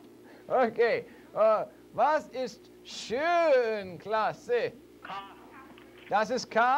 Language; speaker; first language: German; non-native, learner; English